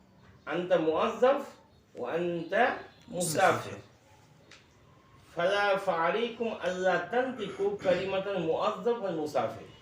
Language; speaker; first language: Arabic; non-native, fluent; Bangla